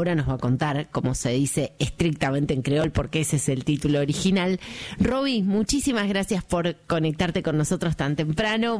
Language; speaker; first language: Spanish; native; Spanish